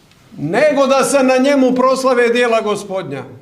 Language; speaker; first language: Croatian; native; Croatian